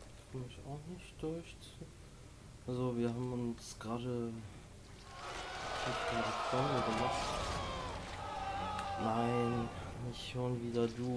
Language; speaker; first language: German; native; German